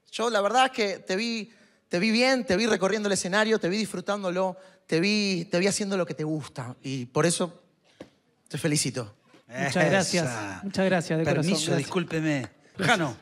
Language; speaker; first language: Spanish; native; Spanish